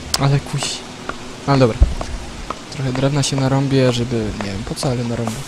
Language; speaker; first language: Polish; native; Polish